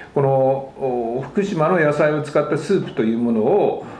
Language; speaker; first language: Japanese; native; Japanese